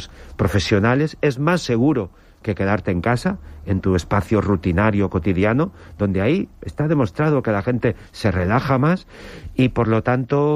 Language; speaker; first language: Spanish; native; Spanish